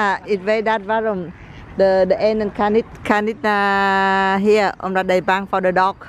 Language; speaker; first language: Dutch; non-native, learner; Vietnamese